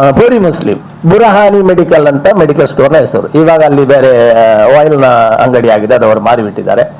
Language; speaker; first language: Kannada; non-native, local second language; Malayalam